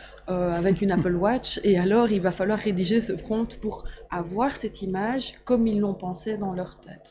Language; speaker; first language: French; native; French